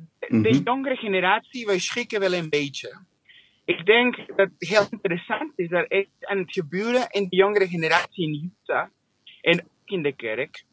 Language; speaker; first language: Dutch; non-native, fluent; English